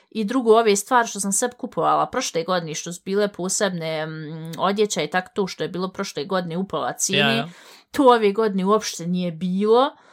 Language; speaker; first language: Bosnian; native; Bosnian